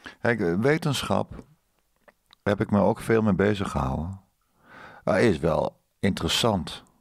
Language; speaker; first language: Dutch; native; Dutch